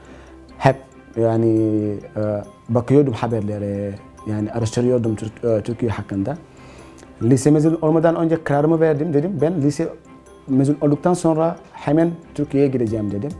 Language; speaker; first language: Turkish; non-native, fluent; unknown